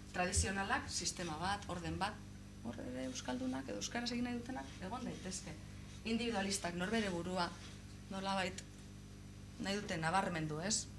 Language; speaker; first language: Basque; native; Basque